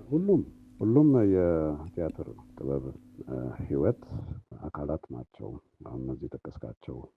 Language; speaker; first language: Amharic; native; Amharic